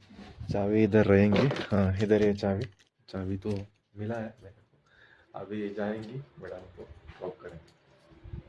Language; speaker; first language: Hindi; non-native, local second language; Kannada